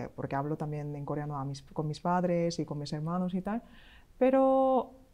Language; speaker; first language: Spanish; non-native, fluent; Korean